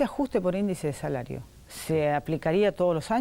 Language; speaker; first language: Spanish; native; Spanish